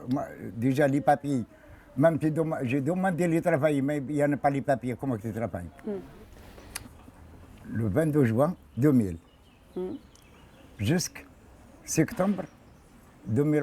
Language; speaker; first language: French; non-native, learner; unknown